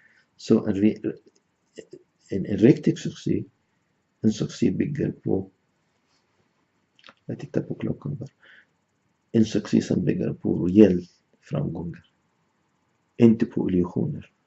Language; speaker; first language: Swedish; non-native, fluent; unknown